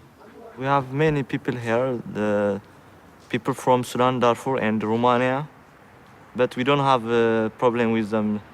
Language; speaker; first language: English; non-native, fluent; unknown